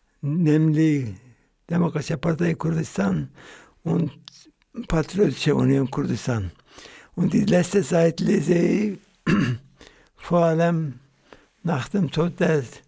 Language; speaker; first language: German; non-native, fluent; Kurdish